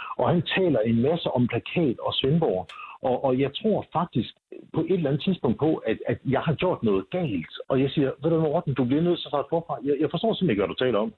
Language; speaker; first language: Danish; native; Danish